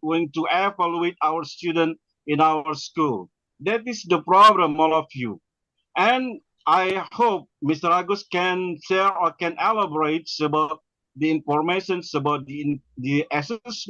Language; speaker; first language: English; non-native, learner; Indonesian